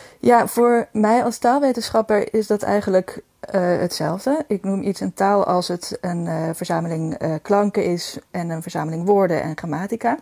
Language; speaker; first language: Dutch; native; Dutch